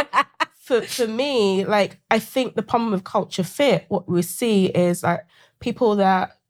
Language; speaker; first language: English; native; English